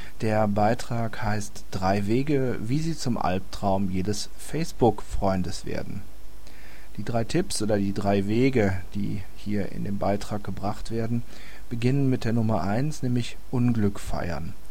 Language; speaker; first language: German; native; German